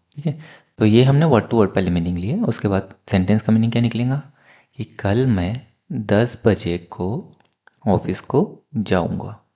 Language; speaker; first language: Hindi; native; Hindi